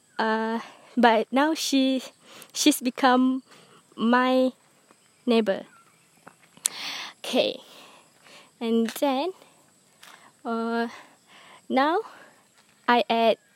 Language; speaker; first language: English; non-native, learner; Malay